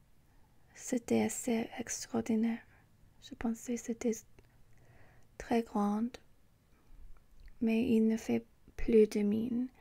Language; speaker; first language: French; non-native, learner; English